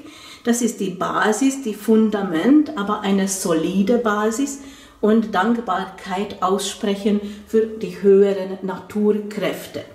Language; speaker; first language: German; non-native, fluent; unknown